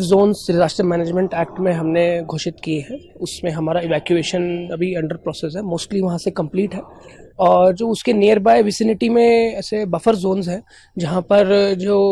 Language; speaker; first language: Hindi; native; Hindi